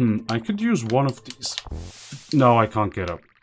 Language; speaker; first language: English; non-native, fluent; Swiss German